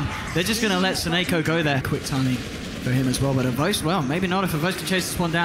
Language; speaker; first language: English; native; English